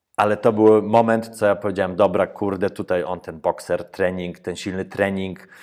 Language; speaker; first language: Polish; early bilingual, heritage; Polish